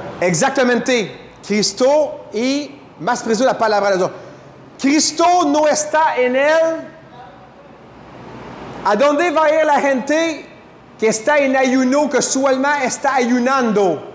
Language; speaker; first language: Spanish; non-native, fluent; French